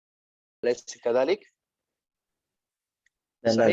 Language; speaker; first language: Arabic; non-native, fluent; Indonesian